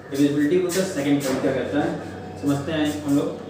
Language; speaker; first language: Hindi; native; Hindi